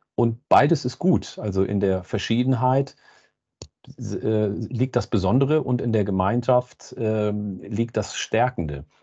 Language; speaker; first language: German; native; German